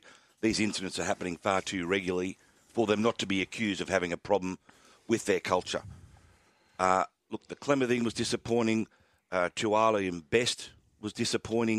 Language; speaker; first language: English; native; English